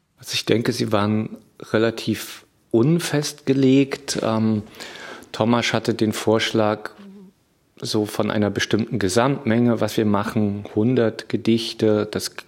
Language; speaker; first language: German; native; German